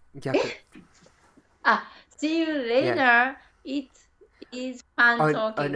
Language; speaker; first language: English; non-native, learner; Japanese